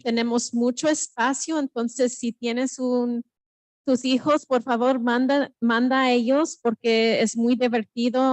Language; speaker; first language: Spanish; early bilingual, heritage; Spanish